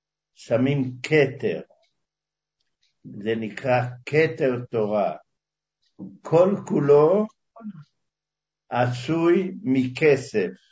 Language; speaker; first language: Hebrew; early bilingual, other home language; Hungarian